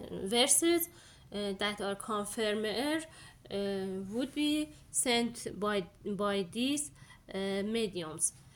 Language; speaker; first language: English; non-native, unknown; Persian